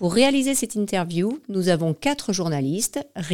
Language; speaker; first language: French; native; French